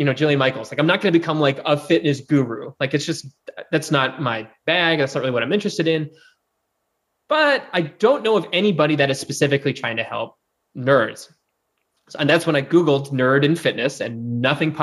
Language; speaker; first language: English; native; English